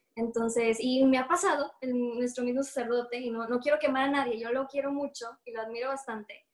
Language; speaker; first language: Spanish; native; Spanish